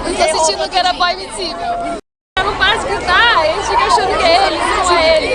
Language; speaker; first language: Portuguese; native; Portuguese